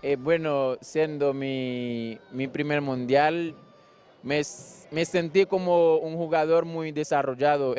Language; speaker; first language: Spanish; non-native, fluent; Haitian Creole